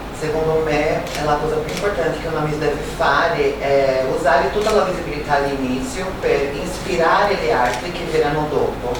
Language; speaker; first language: Italian; non-native, fluent; Portuguese